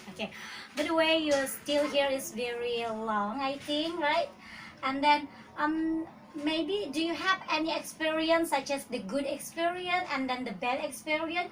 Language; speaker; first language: English; non-native, learner; Indonesian